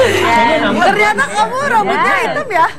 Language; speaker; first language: Indonesian; native; Indonesian